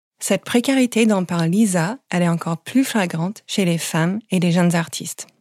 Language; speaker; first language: French; non-native, fluent; English